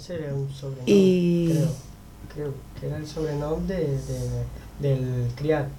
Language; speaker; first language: Catalan; non-native, learner; Spanish